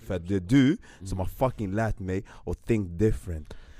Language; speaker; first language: Swedish; native; Swedish